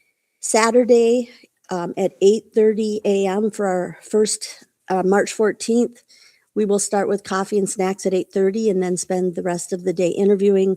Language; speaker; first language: English; native; English